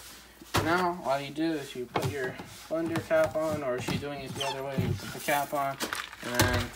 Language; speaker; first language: English; early bilingual, other home language; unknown